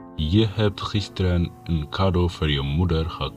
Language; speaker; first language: Dutch; non-native, fluent; Tigrinya